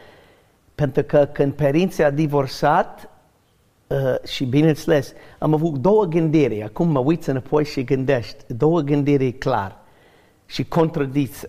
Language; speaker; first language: Romanian; non-native, learner; English